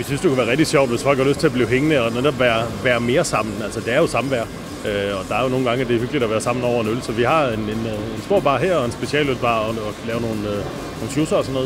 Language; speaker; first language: Danish; native; Danish